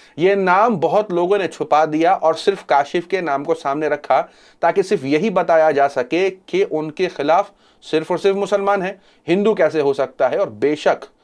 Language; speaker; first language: Hindi; native; Hindi